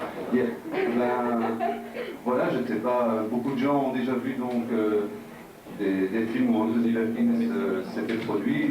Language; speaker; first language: French; native; French